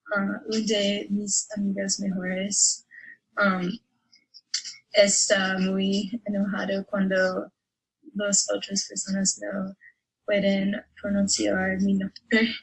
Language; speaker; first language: Spanish; non-native, learner; English